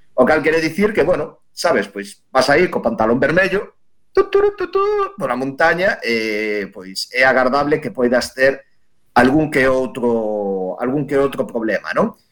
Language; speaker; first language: Galician; native; Galician